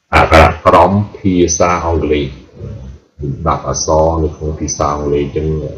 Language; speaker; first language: Khmer; native; Khmer